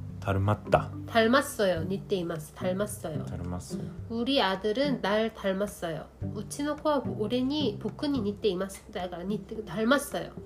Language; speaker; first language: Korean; non-native, learner; Japanese